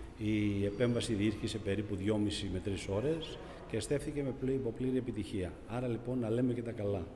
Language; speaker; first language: Greek; native; Greek